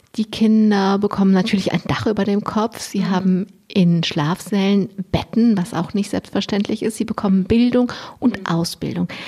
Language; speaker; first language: German; native; German